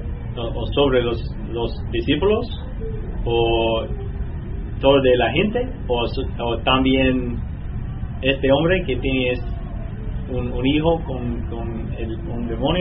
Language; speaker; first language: Spanish; non-native, learner; English